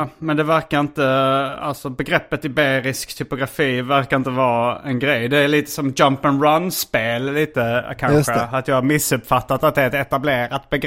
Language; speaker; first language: Swedish; native; Swedish